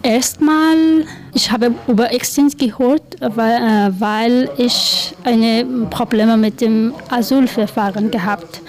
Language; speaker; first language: German; non-native, learner; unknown